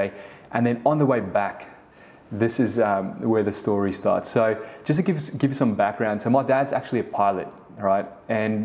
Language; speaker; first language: English; early bilingual, other home language; Afrikaans